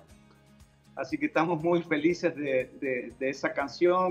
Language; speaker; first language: Spanish; native; Spanish